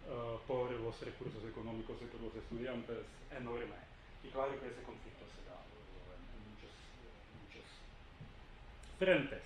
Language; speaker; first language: Spanish; non-native, fluent; Czech